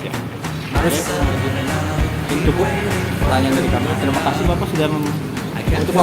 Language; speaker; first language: Indonesian; native; Indonesian